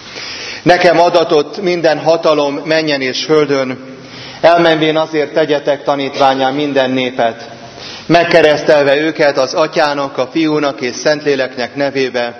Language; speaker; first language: Hungarian; native; Hungarian